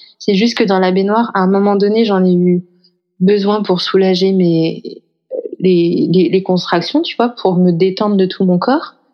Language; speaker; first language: French; native; French